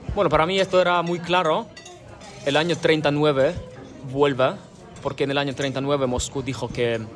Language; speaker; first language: Spanish; non-native, fluent; Ukrainian